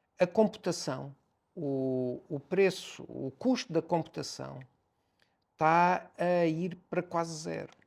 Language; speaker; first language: Portuguese; native; Portuguese